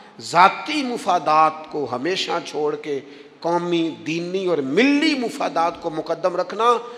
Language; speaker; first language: Urdu; non-native, local second language; Punjabi